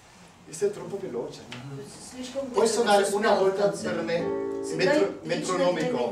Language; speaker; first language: Italian; non-native, learner; German